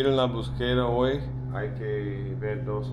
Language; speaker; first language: Spanish; non-native, learner; English